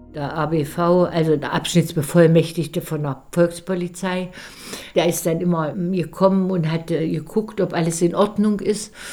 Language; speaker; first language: German; native; German